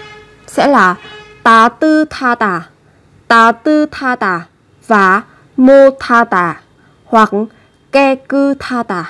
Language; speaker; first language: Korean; non-native, fluent; Vietnamese